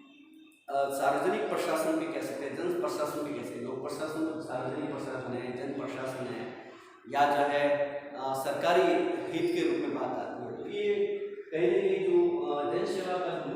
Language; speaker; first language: Hindi; native; Hindi